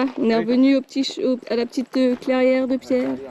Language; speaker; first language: French; native; French